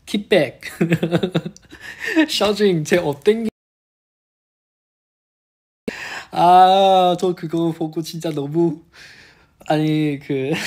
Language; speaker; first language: Korean; non-native, fluent; Chinese